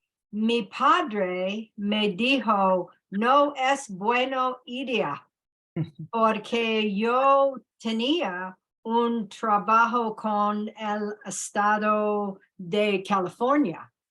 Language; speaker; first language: Spanish; non-native, learner; English